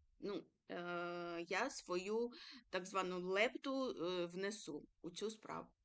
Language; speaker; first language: Ukrainian; early bilingual, other home language; Georgian